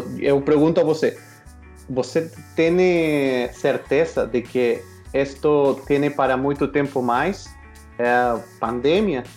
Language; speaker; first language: Portuguese; non-native, learner; Spanish